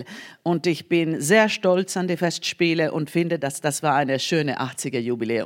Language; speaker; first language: German; non-native, fluent; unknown